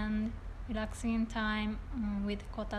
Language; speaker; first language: English; non-native, learner; Japanese